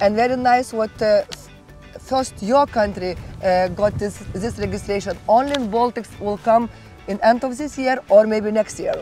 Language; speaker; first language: English; non-native, learner; Lithuanian